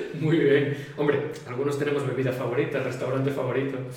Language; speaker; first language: Spanish; native; Spanish